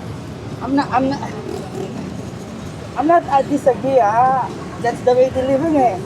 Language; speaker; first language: English; non-native, local second language; Filipino